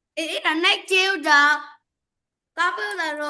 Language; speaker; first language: English; non-native, learner; Vietnamese